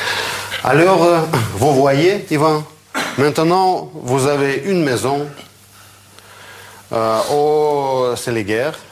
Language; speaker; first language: French; non-native, fluent; Russian